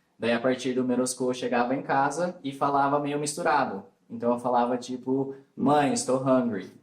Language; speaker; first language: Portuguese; early bilingual, heritage; Portuguese